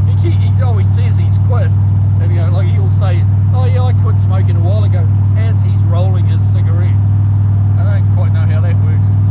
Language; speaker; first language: English; native; English